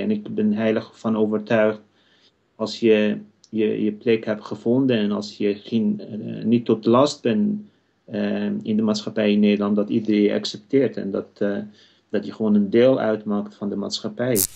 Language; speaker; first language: Dutch; non-native, fluent; Kurdish